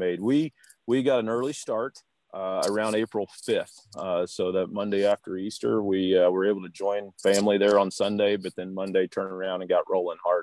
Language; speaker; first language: English; native; English